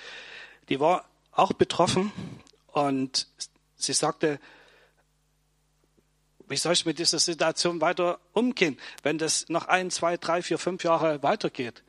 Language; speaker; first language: German; native; German